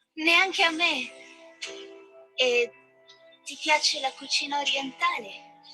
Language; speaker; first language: Italian; non-native, learner; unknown